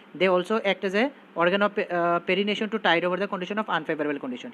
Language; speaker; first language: English; non-native, local second language; Assamese